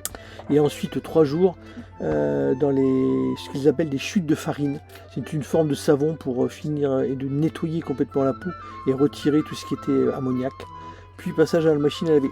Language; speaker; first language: French; native; French